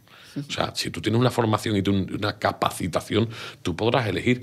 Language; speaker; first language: Spanish; native; Spanish